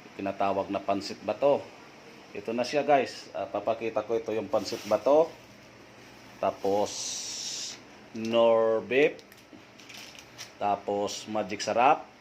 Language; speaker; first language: Filipino; non-native, local second language; Bikol